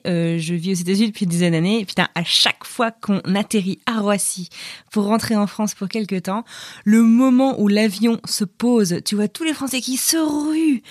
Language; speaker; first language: French; native; French